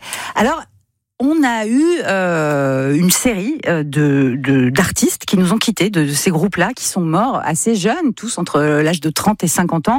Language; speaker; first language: French; native; French